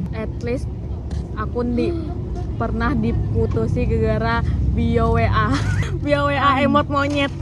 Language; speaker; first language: Indonesian; native; Indonesian